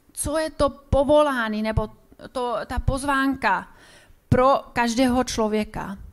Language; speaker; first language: Czech; non-native, fluent; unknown